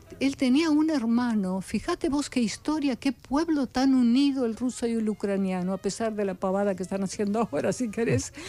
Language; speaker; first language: Spanish; early bilingual, other home language; Ukrainian